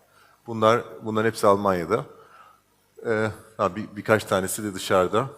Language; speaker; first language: Turkish; native; Turkish